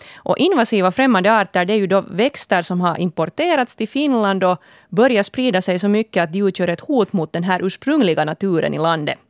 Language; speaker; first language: Swedish; native; Swedish